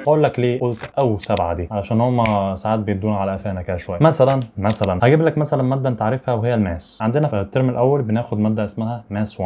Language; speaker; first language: Arabic; native; Arabic